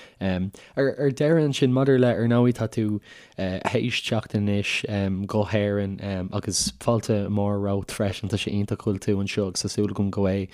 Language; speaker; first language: Irish; native; Irish